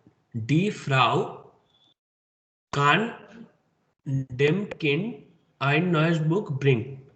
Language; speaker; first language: German; non-native, learner; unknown